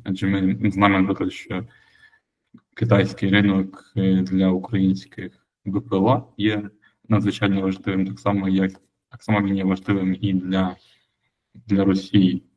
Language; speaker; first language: Ukrainian; native; Ukrainian